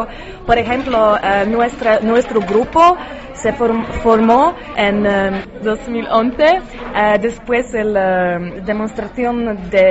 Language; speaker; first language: Spanish; non-native, learner; Polish